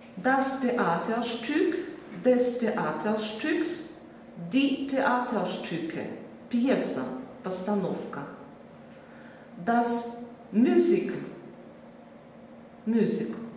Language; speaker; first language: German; non-native, fluent; Russian